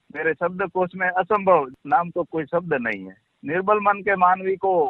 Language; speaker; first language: Hindi; non-native, local second language; Gujarati